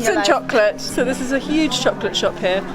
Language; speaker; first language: English; native; English